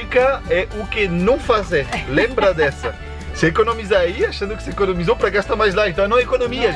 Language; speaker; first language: Portuguese; non-native, fluent; French